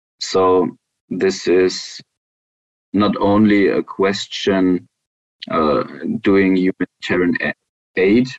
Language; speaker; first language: English; non-native, fluent; German